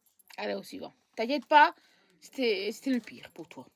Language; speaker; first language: French; native; French